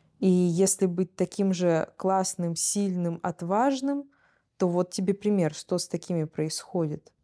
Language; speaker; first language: Russian; native; Russian